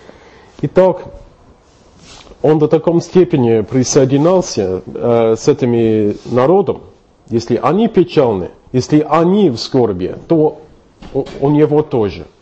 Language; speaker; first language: Russian; non-native, fluent; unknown